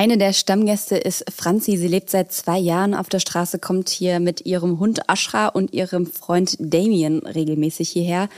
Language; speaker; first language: German; native; German